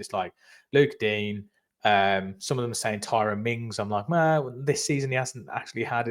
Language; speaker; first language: English; native; English